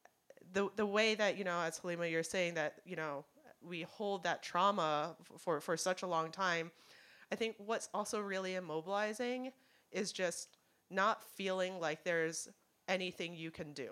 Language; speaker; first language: English; non-native, local second language; Cantonese